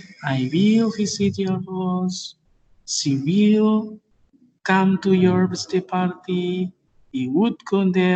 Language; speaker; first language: English; non-native, fluent; Indonesian